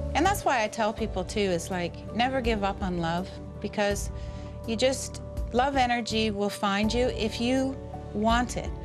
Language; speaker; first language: English; native; English